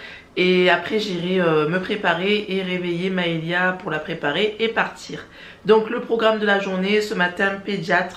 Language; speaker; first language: French; native; French